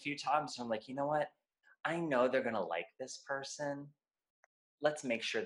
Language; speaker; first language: English; native; English